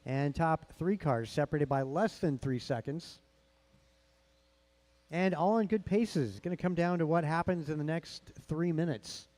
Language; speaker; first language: English; native; English